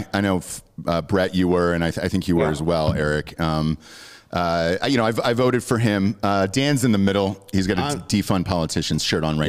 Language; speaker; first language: English; native; English